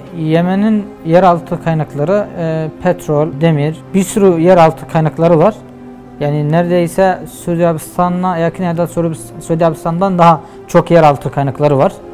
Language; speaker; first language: Turkish; non-native, fluent; Arabic